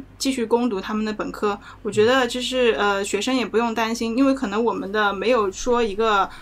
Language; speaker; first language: Chinese; native; Chinese